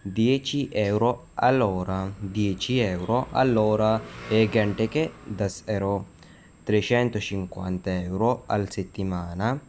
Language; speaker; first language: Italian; non-native, learner; Urdu